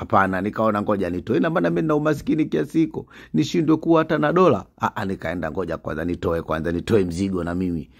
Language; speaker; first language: Swahili; native; Swahili